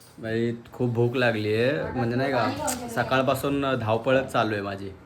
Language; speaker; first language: Marathi; native; Marathi